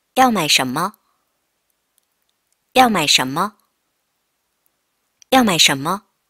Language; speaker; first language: Chinese; non-native, fluent; Korean